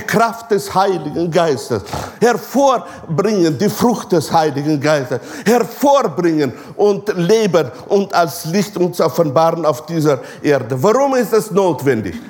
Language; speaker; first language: German; non-native, fluent; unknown